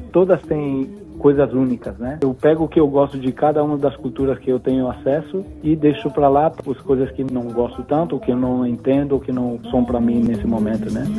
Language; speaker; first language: Portuguese; non-native, fluent; Italian